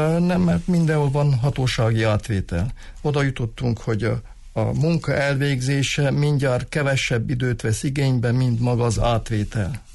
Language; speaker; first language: Hungarian; native; Hungarian